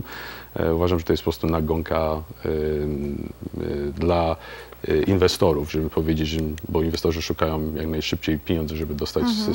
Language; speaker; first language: Polish; native; Polish